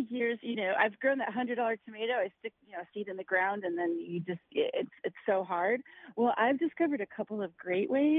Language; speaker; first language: English; native; English